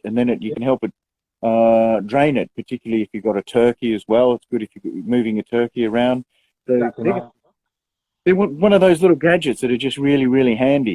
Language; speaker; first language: English; native; English